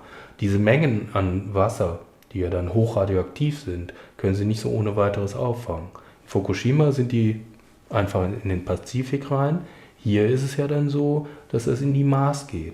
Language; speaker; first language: German; native; German